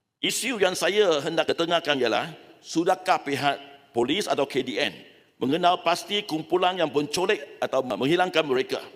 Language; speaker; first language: Malay; non-native, local second language; Chinese